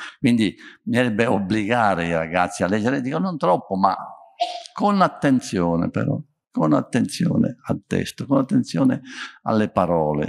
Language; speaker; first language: Italian; native; Italian